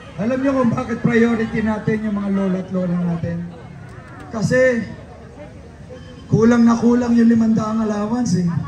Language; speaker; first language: Filipino; native; Filipino